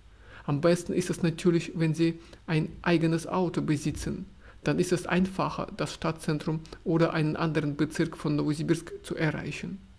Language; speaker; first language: German; non-native, fluent; Russian